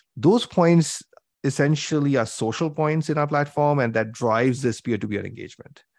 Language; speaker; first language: English; non-native, local second language; Bangla